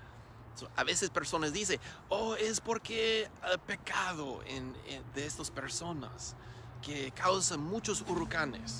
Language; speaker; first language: Spanish; non-native, learner; English